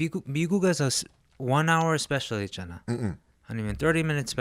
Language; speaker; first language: Korean; early bilingual, heritage; Korean